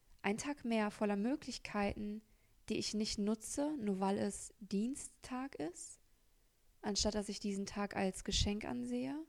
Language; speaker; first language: German; native; German